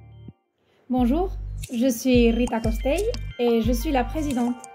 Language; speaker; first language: French; non-native, fluent; Spanish